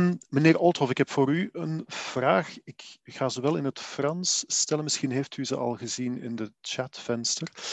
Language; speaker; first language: Dutch; native; Dutch